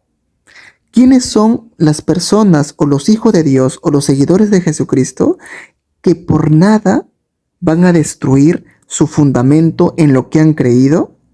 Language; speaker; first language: Spanish; native; Spanish